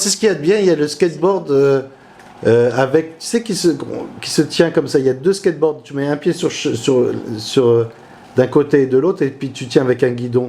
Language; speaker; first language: French; native; French